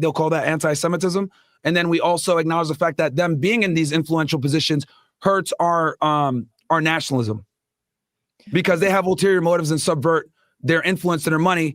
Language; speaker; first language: English; native; English